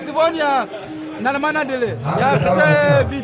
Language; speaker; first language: Russian; non-native, learner; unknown